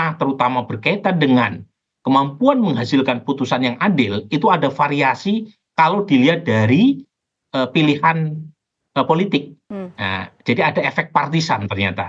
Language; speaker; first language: Indonesian; native; Indonesian